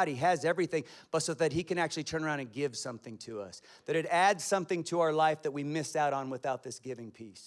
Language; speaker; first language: English; native; English